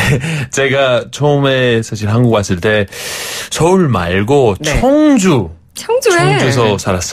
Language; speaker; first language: Korean; non-native, fluent; Greek